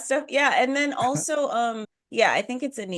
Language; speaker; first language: English; native; English